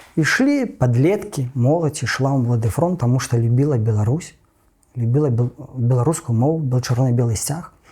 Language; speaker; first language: Belarusian; non-native, local second language; Russian